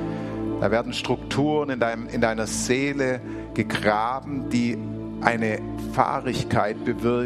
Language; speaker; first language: German; native; German